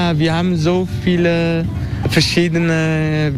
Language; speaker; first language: German; non-native, learner; Turkish